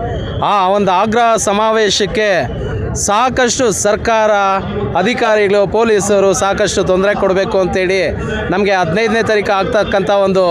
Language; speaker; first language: Kannada; native; Kannada